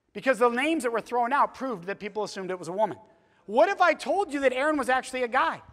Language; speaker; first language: English; native; English